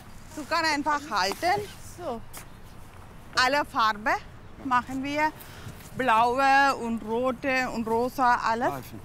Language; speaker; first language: German; non-native, learner; Tamil